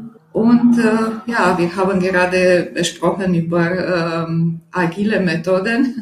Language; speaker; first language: German; non-native, fluent; Romanian